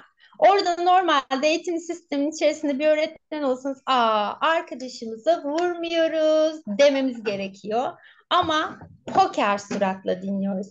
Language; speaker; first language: Turkish; native; Turkish